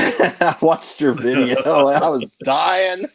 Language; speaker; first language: English; native; English